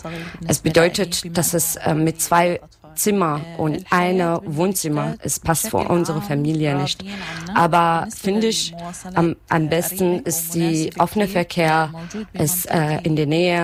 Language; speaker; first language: German; non-native, learner; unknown